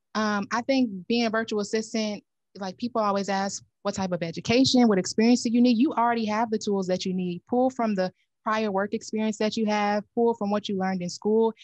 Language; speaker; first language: English; native; English